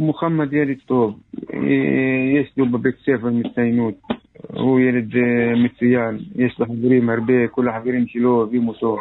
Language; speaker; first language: Hebrew; non-native, local second language; Arabic